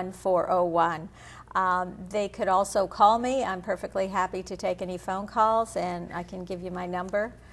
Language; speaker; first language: English; native; English